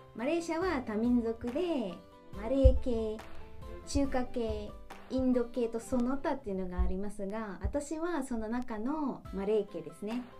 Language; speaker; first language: Japanese; non-native, fluent; Malay